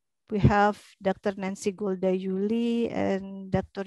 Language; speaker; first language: English; non-native, fluent; Indonesian